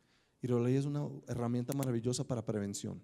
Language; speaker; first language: Spanish; native; Spanish